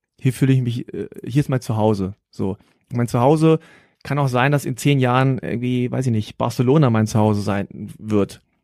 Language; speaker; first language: German; native; German